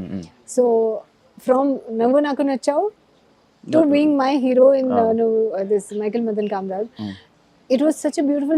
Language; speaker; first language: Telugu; non-native, learner; Hindi